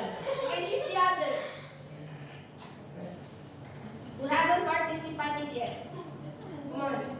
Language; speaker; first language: English; non-native, learner; Indonesian